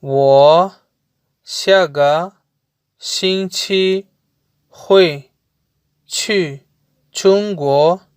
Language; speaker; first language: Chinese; non-native, learner; Urdu